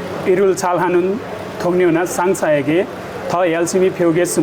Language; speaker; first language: Korean; non-native, learner; Nepali